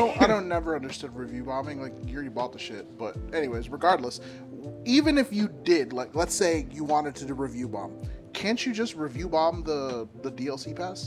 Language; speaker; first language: English; native; English